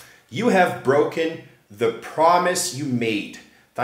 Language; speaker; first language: English; non-native, fluent; Portuguese